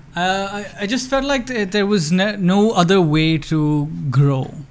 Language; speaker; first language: English; non-native, local second language; Urdu